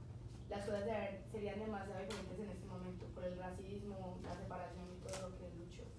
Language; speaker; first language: Spanish; early bilingual, other home language; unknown